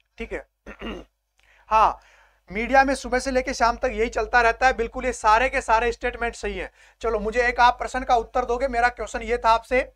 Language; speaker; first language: Hindi; native; Hindi